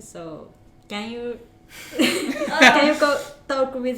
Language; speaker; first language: English; non-native, learner; Japanese